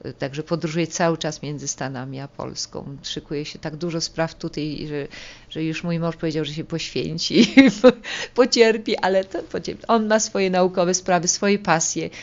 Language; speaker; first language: Polish; native; Polish